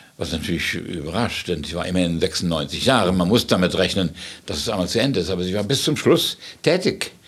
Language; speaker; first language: German; native; German